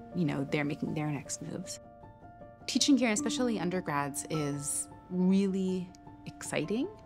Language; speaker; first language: English; native; English